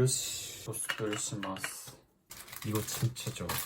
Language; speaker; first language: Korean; non-native, learner; Japanese